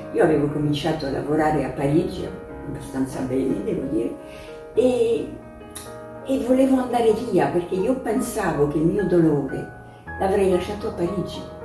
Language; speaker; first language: Italian; non-native, fluent; French